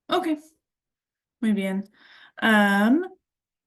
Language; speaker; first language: Spanish; non-native, learner; English